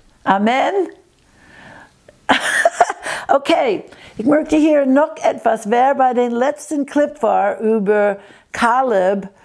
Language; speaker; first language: German; non-native, fluent; English